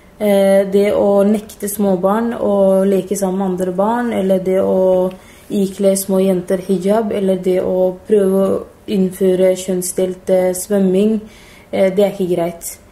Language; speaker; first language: Norwegian; early bilingual, other home language; Somali